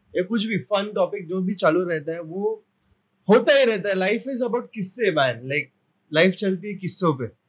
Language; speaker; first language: Hindi; non-native, local second language; Marathi